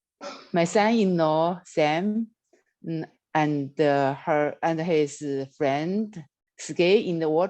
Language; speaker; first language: English; non-native, learner; Chinese